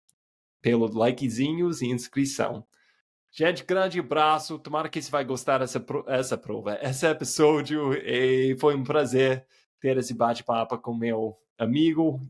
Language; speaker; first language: Portuguese; non-native, fluent; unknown